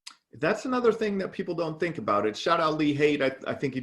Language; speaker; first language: English; native; English